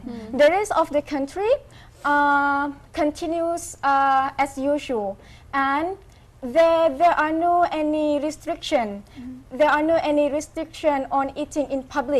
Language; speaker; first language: English; non-native, fluent; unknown